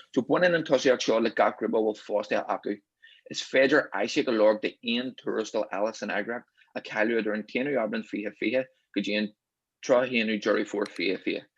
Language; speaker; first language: Irish; native; Irish